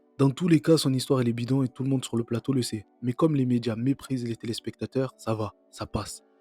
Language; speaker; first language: French; native; French